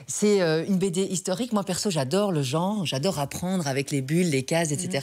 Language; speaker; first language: French; native; French